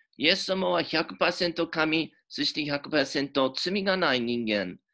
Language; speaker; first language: Japanese; non-native, fluent; English